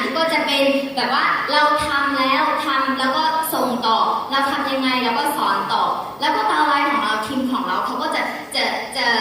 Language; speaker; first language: Thai; non-native, fluent; Burmese